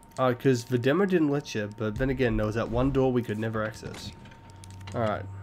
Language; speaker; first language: English; native; English